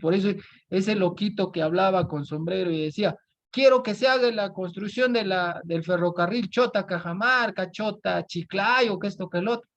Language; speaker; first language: Spanish; native; Spanish